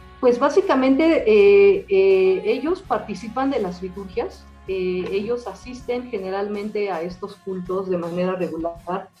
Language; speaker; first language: Spanish; native; Spanish